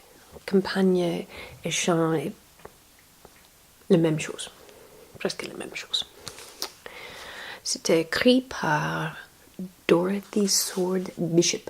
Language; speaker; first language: French; non-native, learner; English